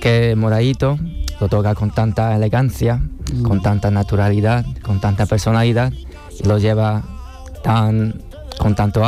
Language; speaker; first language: Spanish; non-native, fluent; Chinese